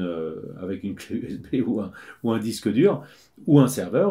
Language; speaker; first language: French; native; French